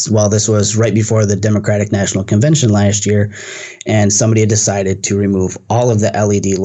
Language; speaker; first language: English; native; English